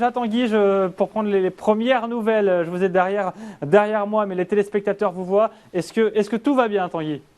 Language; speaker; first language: French; native; French